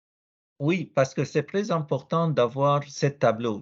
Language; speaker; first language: French; non-native, learner; Arabic